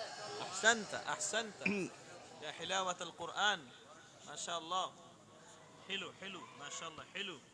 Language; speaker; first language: Arabic; non-native, learner; Urdu